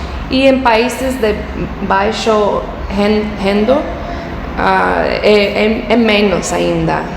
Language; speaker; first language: Portuguese; non-native, fluent; English